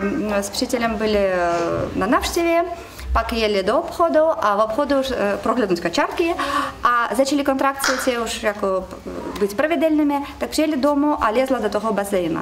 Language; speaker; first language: Czech; non-native, learner; Russian